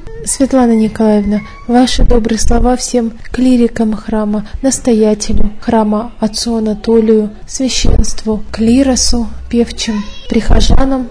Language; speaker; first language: Russian; native; Russian